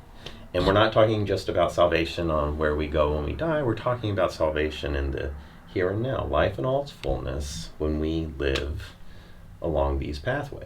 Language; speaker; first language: English; native; English